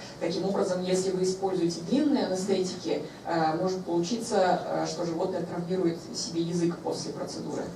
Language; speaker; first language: Russian; native; Russian